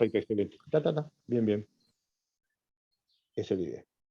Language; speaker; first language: Spanish; native; Spanish